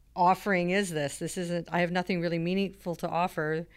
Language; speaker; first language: English; native; English